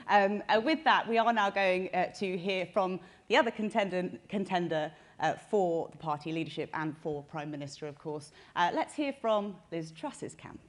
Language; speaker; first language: English; native; English